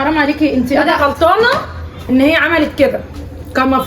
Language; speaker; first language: Arabic; native; Arabic